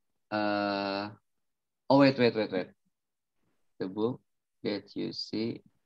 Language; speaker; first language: English; non-native, fluent; Indonesian